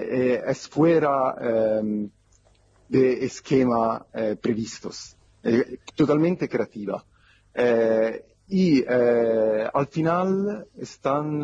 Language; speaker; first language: Spanish; non-native, fluent; Italian